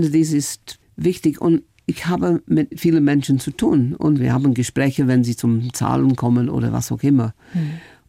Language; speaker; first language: German; non-native, fluent; English